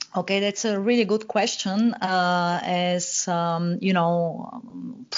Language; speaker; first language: English; non-native, fluent; Bulgarian